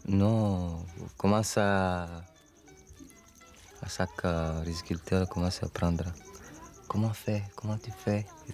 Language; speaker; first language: French; non-native, local second language; Malagasy